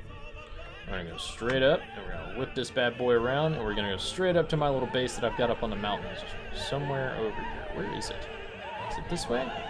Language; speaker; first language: English; native; English